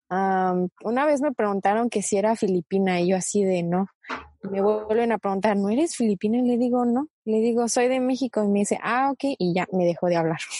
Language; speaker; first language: Spanish; early bilingual, other home language; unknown